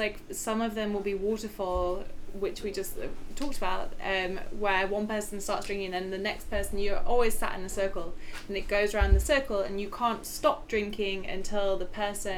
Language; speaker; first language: English; native; English